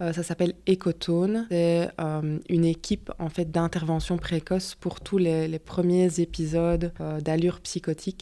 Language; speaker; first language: French; native; French